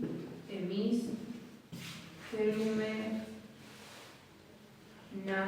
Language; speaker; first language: Greek; non-native, learner; Spanish